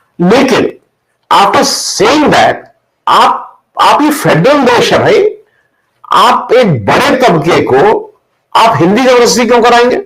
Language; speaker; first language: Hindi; native; Hindi